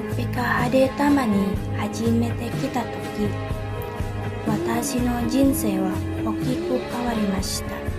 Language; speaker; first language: Japanese; non-native, learner; Indonesian